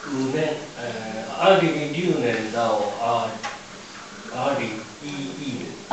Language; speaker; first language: Chinese; non-native, learner; Japanese